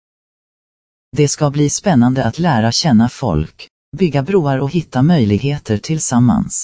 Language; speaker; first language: Swedish; native; Swedish